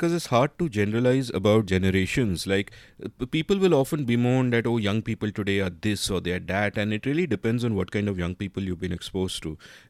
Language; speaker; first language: English; non-native, local second language; Hindi